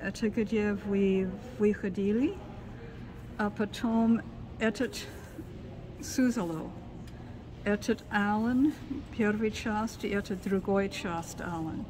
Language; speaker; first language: Russian; non-native, learner; English